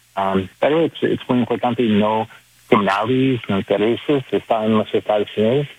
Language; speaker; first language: Spanish; non-native, learner; English